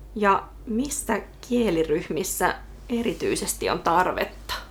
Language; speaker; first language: Finnish; native; Finnish